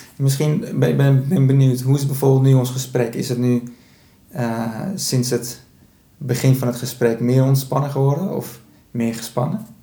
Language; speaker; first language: Dutch; early bilingual, other home language; Persian